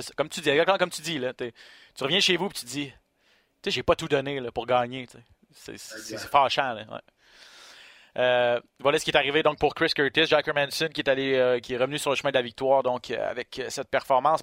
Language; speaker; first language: French; native; French